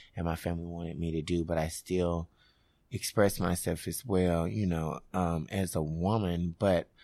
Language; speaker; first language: English; native; English